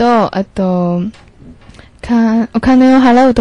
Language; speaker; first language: Japanese; non-native, learner; Chinese